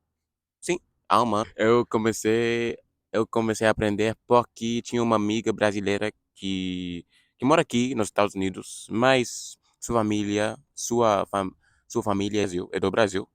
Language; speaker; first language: Portuguese; non-native, fluent; English